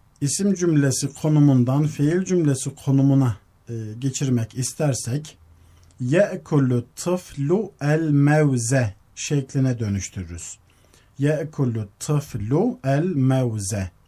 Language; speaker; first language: Turkish; native; Turkish